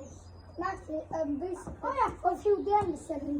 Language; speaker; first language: Welsh; native; Welsh